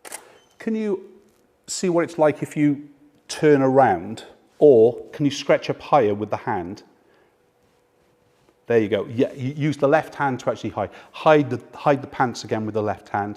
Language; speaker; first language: English; native; English